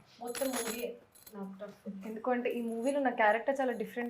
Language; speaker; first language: Telugu; non-native, learner; Hindi